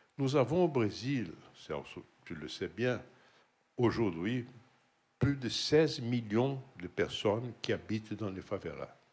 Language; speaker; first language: French; non-native, fluent; Portuguese